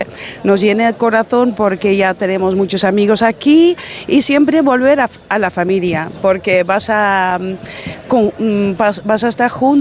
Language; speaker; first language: Spanish; non-native, fluent; Dutch